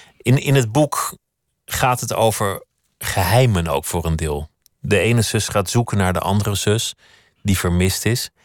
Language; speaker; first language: Dutch; native; Dutch